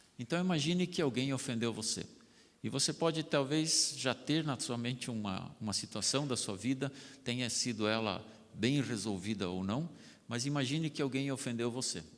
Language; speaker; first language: Portuguese; non-native, local second language; German